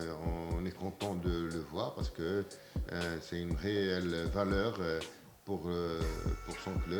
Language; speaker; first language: French; non-native, local second language; Arabic